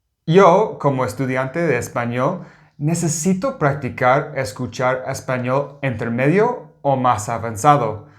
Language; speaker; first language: Spanish; non-native, fluent; English